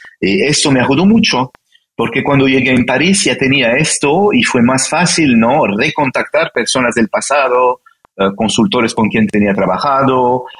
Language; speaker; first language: Spanish; non-native, fluent; French